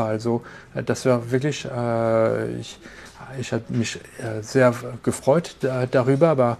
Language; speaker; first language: German; non-native, local second language; French